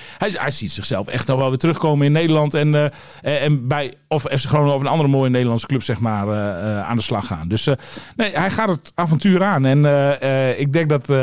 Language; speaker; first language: Dutch; native; Dutch